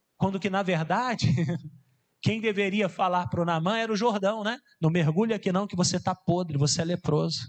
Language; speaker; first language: Portuguese; native; Portuguese